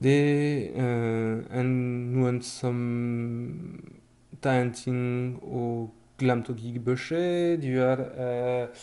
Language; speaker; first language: Norwegian; non-native, fluent; French